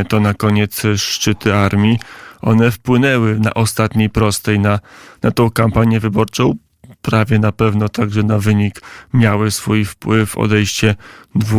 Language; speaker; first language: Polish; native; Polish